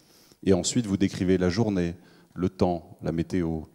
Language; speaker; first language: French; native; French